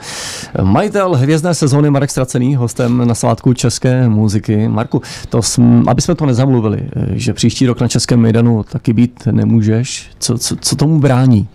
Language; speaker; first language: Czech; native; Czech